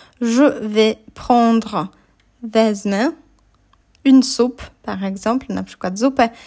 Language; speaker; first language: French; non-native, fluent; Polish